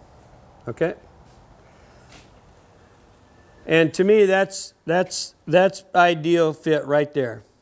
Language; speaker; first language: English; native; English